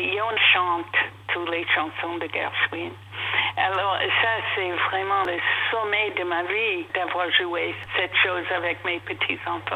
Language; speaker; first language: French; non-native, fluent; English